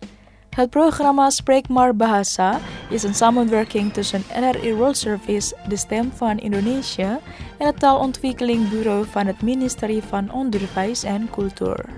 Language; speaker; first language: Dutch; non-native, fluent; Indonesian